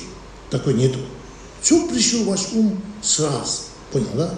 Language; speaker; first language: Russian; non-native, learner; Tibetan